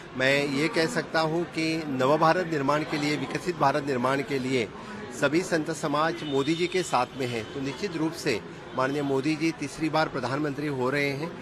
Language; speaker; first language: Hindi; non-native, local second language; Konkani